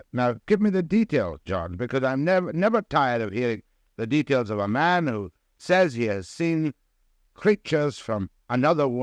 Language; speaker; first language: English; native; English